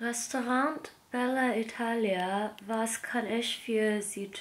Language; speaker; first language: German; non-native, learner; Korean